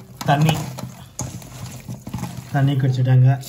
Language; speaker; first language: Tamil; non-native, learner; Telugu